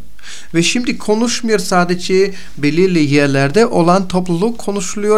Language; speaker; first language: Turkish; non-native, fluent; Bulgarian